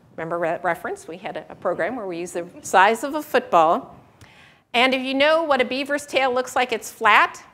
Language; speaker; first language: English; native; English